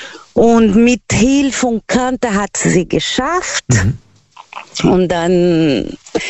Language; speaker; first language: German; non-native, learner; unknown